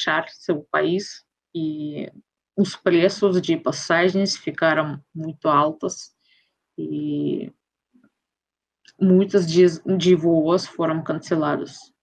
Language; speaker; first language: Portuguese; non-native, fluent; Russian